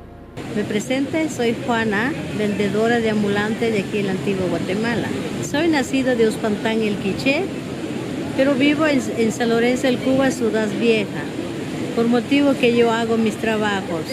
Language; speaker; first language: Spanish; non-native, local second language; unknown